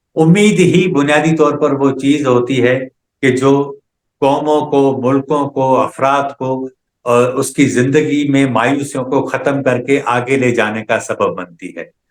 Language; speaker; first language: Urdu; non-native, local second language; Sindhi